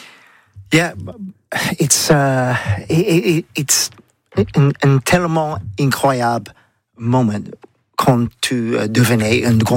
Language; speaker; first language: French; non-native, learner; English